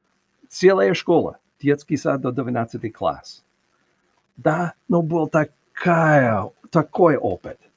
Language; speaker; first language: Russian; non-native, learner; English